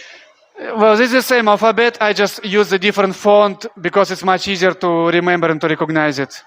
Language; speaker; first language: English; non-native, fluent; Russian